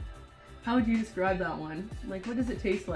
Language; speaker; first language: English; native; English